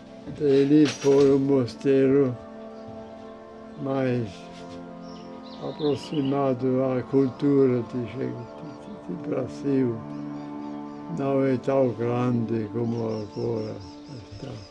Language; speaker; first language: Portuguese; non-native, fluent; German